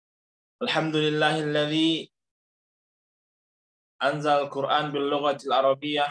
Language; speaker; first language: Arabic; non-native, fluent; Indonesian